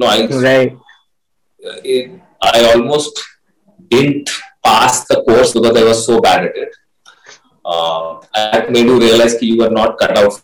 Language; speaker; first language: English; non-native, local second language; Hindi